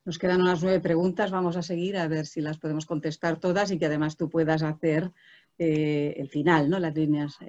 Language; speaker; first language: Spanish; non-native, local second language; Catalan